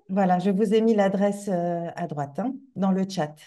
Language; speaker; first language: French; native; French